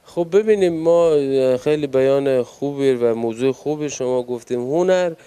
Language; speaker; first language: Persian; native; Persian